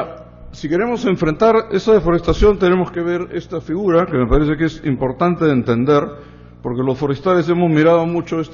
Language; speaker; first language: Spanish; native; Spanish